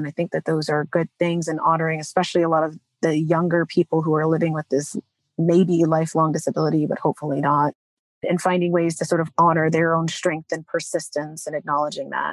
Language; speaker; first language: English; native; English